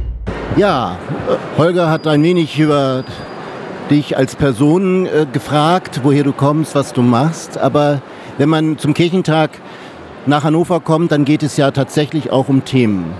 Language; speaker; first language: German; native; German